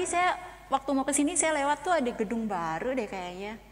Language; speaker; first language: Indonesian; native; Indonesian